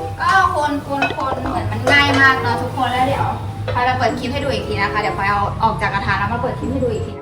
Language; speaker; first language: Thai; native; Thai